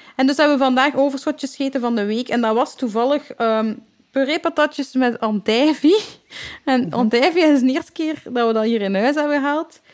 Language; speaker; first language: Dutch; native; Dutch